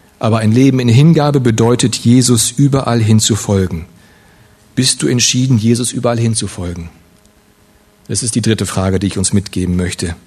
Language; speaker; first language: German; early bilingual, other home language; Russian